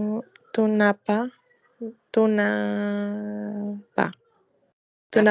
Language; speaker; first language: French; non-native, learner; Spanish